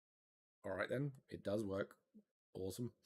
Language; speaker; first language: English; native; English